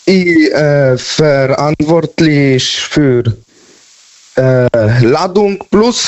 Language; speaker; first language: German; non-native, learner; Polish